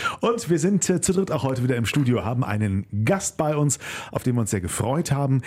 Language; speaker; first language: German; native; German